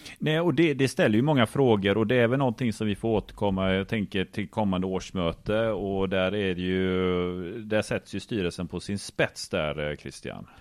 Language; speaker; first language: Swedish; native; Swedish